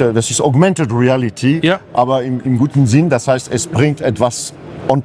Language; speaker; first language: German; non-native, fluent; French